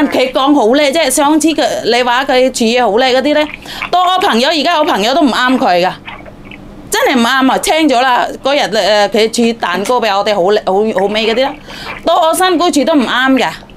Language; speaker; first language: Cantonese; non-native, fluent; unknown